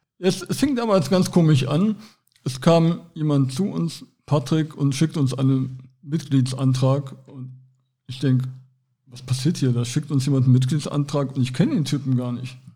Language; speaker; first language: German; native; German